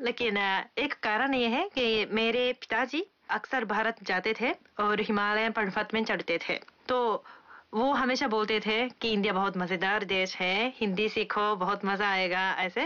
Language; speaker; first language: Hindi; non-native, fluent; Japanese